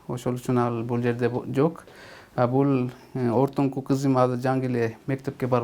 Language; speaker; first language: Kyrgyz; non-native, fluent; Urdu